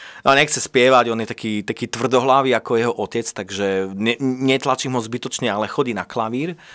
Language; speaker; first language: Slovak; native; Slovak